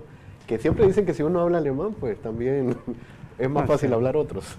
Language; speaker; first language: Spanish; native; Spanish